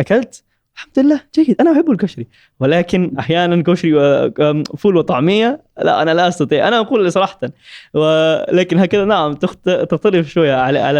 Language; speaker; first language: Arabic; non-native, learner; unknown